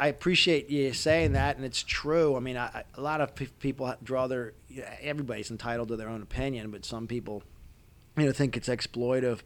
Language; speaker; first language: English; native; English